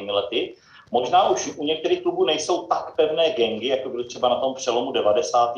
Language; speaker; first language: Czech; native; Czech